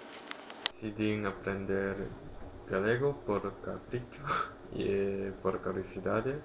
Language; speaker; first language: Spanish; non-native, fluent; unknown